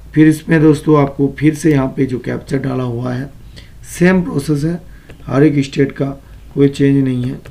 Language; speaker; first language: Hindi; non-native, local second language; Bangla